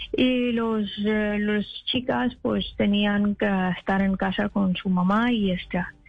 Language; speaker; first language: Spanish; non-native, fluent; Persian